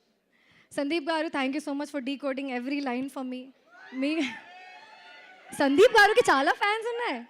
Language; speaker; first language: Telugu; non-native, local second language; Hindi